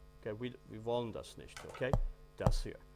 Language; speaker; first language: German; non-native, learner; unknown